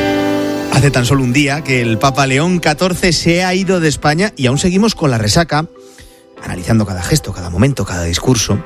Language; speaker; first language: Spanish; native; Spanish